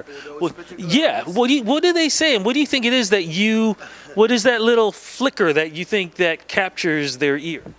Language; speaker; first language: English; native; English